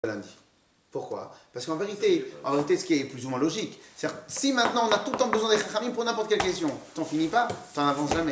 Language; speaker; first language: French; native; French